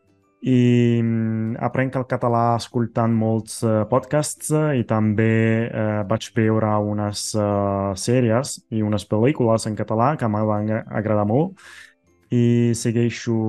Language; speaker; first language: Catalan; non-native, fluent; Italian